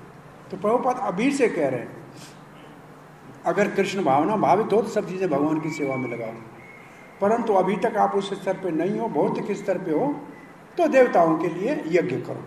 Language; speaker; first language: Hindi; native; Hindi